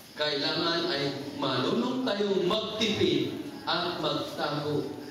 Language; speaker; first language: Filipino; non-native, local second language; Cebuano